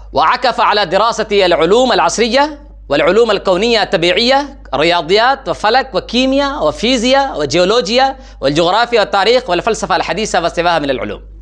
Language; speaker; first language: Arabic; non-native, fluent; Urdu